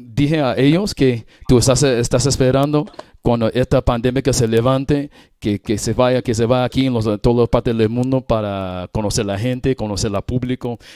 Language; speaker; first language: Spanish; non-native, learner; English